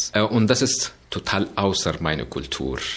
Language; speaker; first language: German; non-native, learner; Arabic